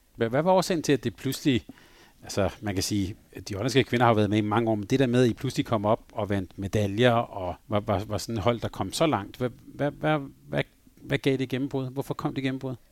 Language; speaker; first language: Danish; native; Danish